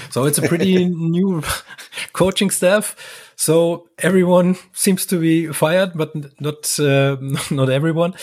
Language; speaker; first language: English; non-native, fluent; German